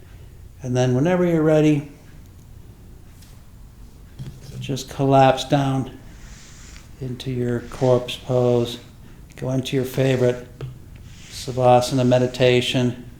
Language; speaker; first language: English; native; English